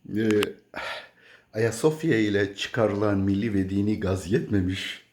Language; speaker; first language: Turkish; native; Turkish